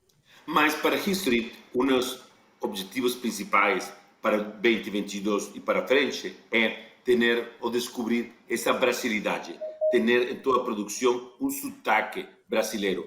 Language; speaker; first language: Portuguese; non-native, fluent; Spanish